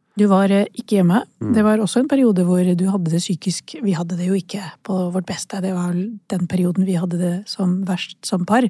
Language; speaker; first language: Norwegian; early bilingual, other home language; Urdu